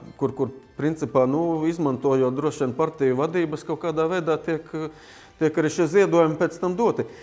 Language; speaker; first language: Latvian; native; Latvian